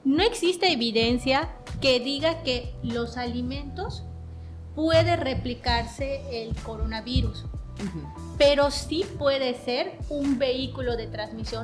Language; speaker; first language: Spanish; native; Spanish